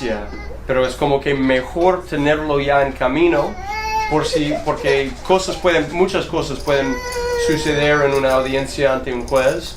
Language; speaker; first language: Spanish; non-native, fluent; English